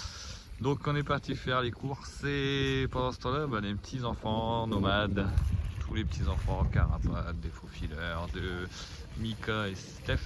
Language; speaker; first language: French; native; French